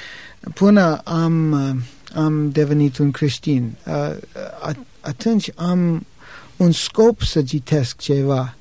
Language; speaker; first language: Romanian; non-native, learner; English